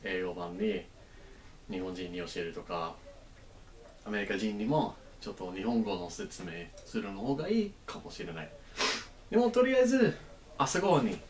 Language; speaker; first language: Japanese; non-native, learner; English